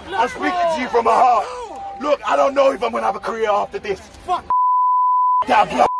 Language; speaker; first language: English; native; English